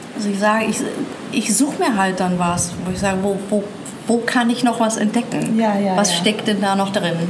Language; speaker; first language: German; native; German